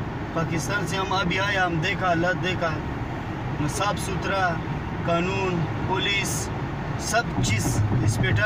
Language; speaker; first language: Hindi; non-native, local second language; Pashto